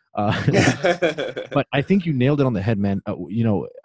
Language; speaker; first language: English; native; English